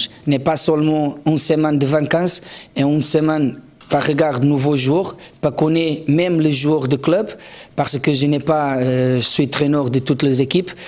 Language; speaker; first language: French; non-native, learner; Portuguese